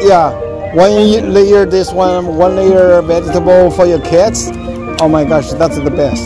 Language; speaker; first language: English; non-native, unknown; Chinese